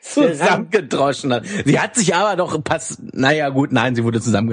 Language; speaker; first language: German; native; German